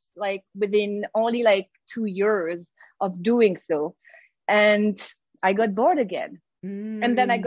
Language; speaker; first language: English; non-native, fluent; French